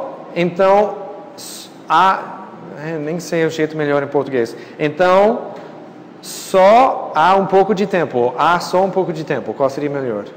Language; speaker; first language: Portuguese; non-native, fluent; English